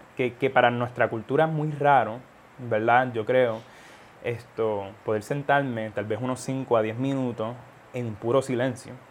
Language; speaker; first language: Spanish; early bilingual, heritage; Spanish